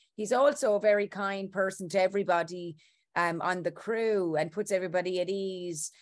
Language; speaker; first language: English; native; English